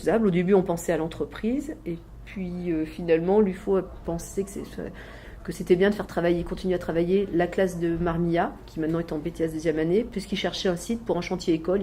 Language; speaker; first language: French; native; French